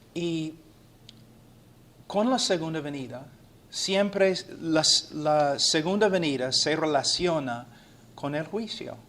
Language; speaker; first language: Spanish; non-native, fluent; English